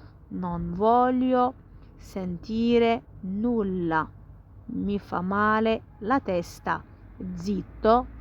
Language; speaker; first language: Italian; non-native, fluent; Arabic